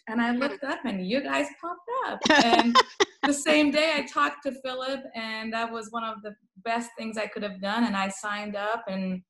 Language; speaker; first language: English; non-native, fluent; Persian